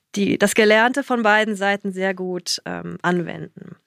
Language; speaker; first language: German; early bilingual, other home language; Japanese